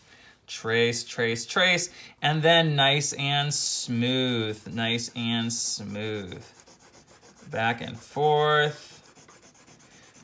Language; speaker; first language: English; native; English